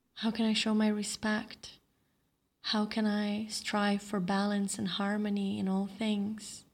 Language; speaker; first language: English; non-native, fluent; Slovenian